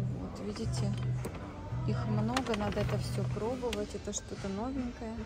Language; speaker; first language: Russian; native; Russian